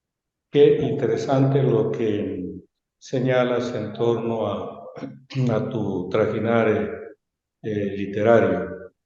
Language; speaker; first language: Spanish; native; Spanish